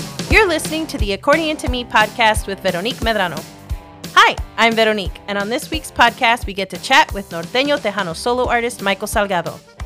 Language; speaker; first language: English; native; English